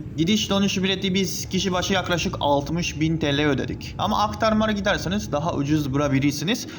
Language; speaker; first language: Turkish; non-native, fluent; Japanese